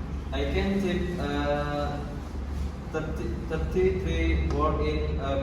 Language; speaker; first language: English; non-native, learner; Indonesian